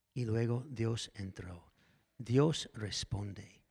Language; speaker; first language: Spanish; non-native, fluent; English